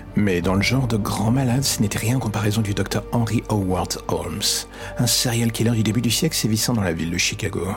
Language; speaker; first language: French; native; French